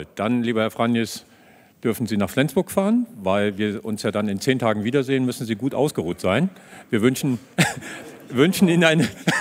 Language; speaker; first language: German; native; German